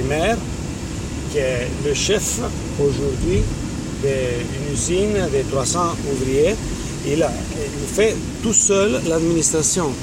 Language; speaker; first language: French; non-native, fluent; Italian